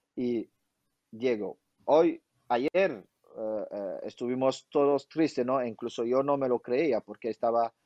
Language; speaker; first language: Spanish; non-native, fluent; French